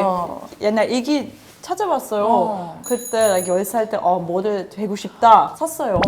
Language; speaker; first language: Korean; non-native, learner; German